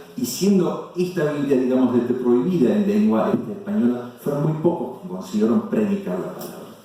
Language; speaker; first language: Spanish; non-native, fluent; German